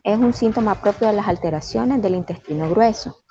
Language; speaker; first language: Spanish; native; Spanish